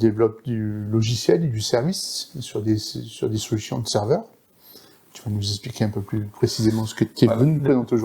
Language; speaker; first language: French; native; French